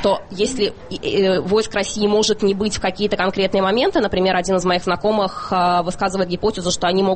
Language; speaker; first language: Russian; native; Russian